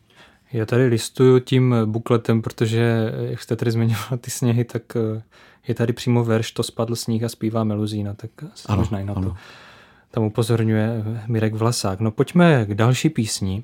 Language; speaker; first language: Czech; native; Czech